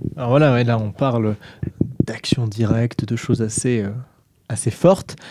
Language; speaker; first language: French; native; French